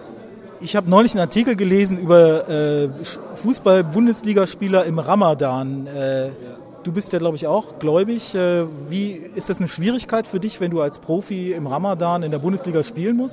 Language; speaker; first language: German; native; German